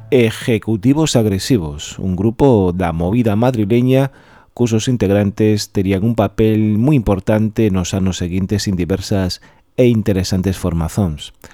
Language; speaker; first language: Galician; non-native, local second language; Spanish